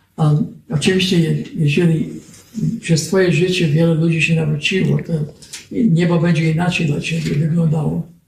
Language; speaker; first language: Polish; early bilingual, heritage; Polish